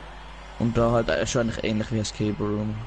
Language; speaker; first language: German; native; German